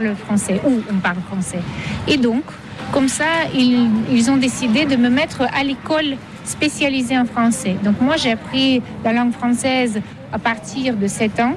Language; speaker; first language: French; non-native, fluent; Russian